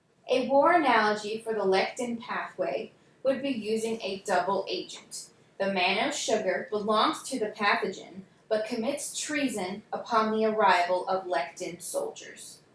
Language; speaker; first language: English; native; English